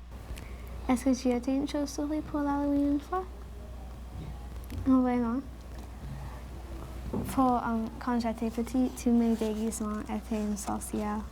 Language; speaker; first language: French; non-native, local second language; English